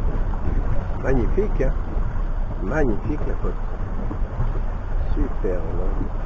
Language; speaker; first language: French; native; French